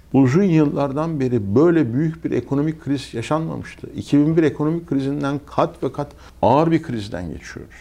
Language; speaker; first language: Turkish; native; Turkish